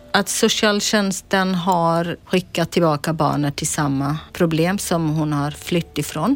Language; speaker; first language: Swedish; non-native, fluent; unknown